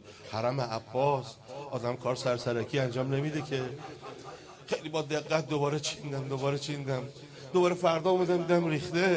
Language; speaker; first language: Persian; native; Persian